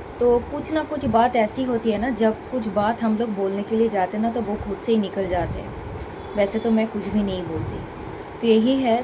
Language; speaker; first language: Hindi; non-native, local second language; Bangla